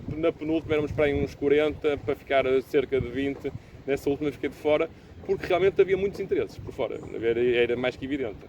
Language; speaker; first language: Portuguese; early bilingual, heritage; Portuguese